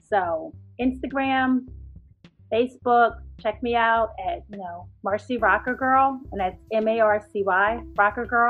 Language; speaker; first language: English; native; English